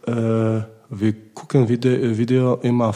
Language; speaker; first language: German; non-native, learner; Polish